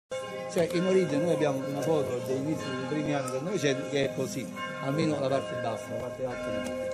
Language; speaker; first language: Italian; native; Italian